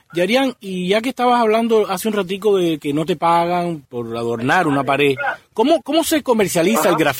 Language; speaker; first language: Spanish; native; Spanish